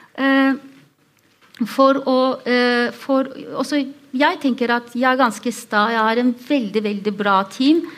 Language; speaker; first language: Norwegian; non-native, fluent; Turkish